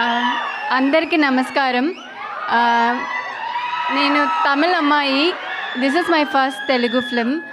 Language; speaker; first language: Telugu; non-native, learner; Tamil